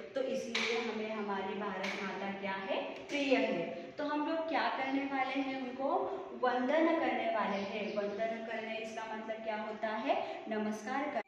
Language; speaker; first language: Hindi; non-native, local second language; Marathi